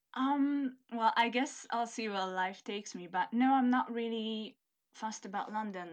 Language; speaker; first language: English; non-native, fluent; Hungarian